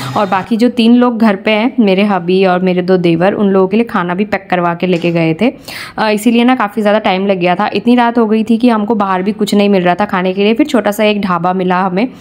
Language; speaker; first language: Hindi; non-native, local second language; Bangla